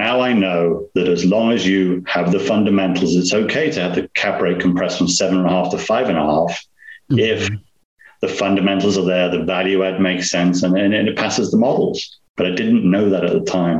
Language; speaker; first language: English; native; English